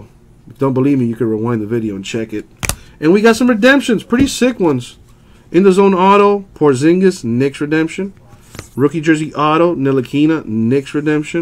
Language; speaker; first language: English; native; English